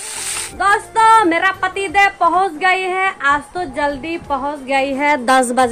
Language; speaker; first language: Hindi; non-native, local second language; Chakma